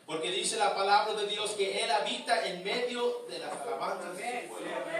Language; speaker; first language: Spanish; early bilingual, heritage; Spanish